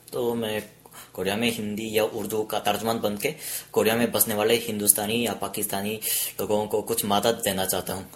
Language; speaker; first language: Hindi; non-native, fluent; Korean